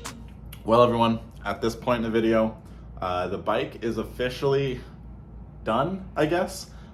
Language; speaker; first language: English; native; English